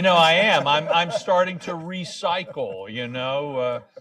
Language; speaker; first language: English; native; English